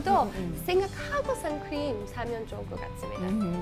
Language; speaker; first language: Korean; non-native, fluent; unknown